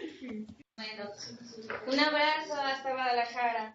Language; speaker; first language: Spanish; native; Spanish